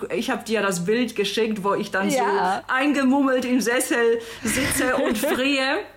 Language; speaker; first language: German; non-native, fluent; Polish